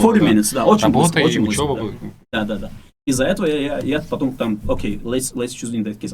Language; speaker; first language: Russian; non-native, local second language; Uzbek